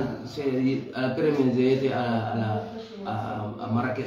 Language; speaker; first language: French; non-native, learner; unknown